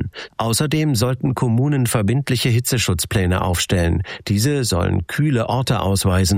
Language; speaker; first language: German; native; German